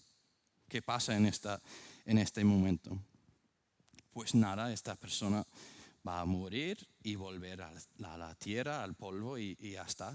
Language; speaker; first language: Spanish; non-native, fluent; English